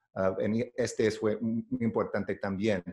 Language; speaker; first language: Spanish; non-native, learner; English